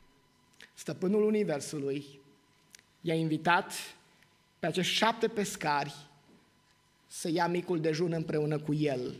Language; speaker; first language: Romanian; native; Romanian